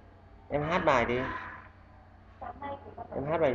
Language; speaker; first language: Vietnamese; native; Vietnamese